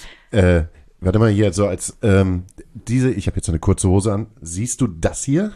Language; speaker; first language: German; native; German